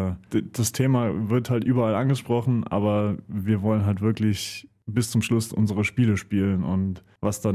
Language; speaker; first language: German; native; German